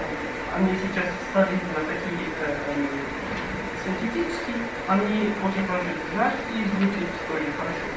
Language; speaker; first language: Russian; non-native, fluent; Arabic